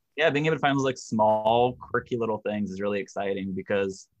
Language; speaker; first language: English; native; English